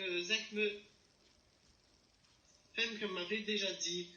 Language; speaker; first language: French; non-native, learner; Dutch